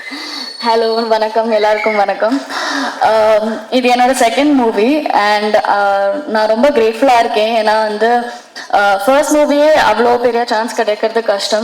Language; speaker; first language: Tamil; non-native, fluent; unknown